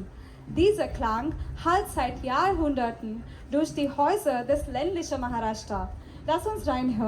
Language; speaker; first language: German; non-native, fluent; Marathi